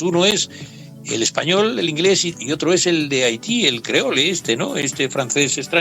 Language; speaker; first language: Spanish; native; Spanish